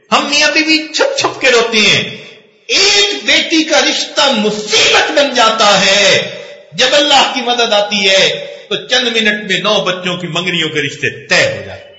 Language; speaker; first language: Urdu; non-native, local second language; Punjabi